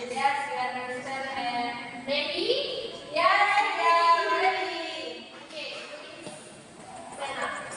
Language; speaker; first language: English; non-native, learner; Indonesian